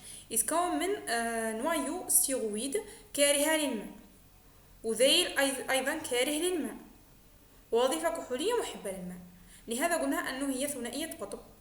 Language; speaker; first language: Arabic; native; Arabic